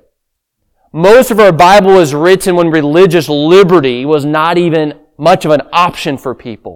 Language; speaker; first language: English; native; English